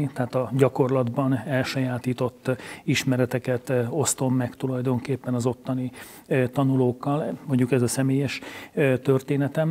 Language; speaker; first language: Hungarian; native; Hungarian